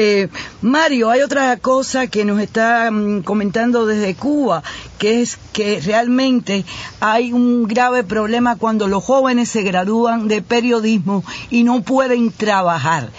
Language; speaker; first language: Spanish; native; Spanish